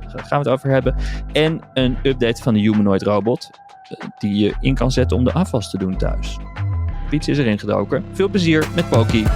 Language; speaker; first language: Dutch; native; Dutch